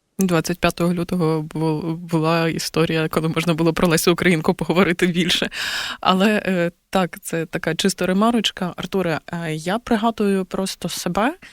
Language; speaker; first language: Ukrainian; native; Ukrainian